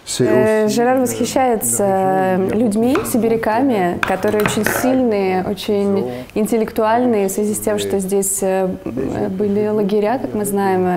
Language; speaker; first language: Russian; native; Russian